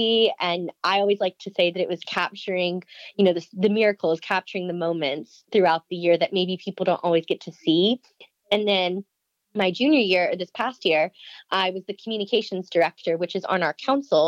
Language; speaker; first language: English; native; English